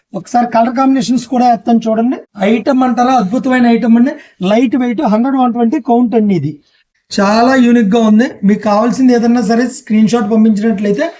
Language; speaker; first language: Telugu; native; Telugu